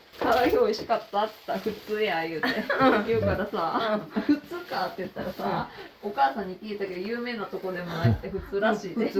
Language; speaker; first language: Japanese; native; Japanese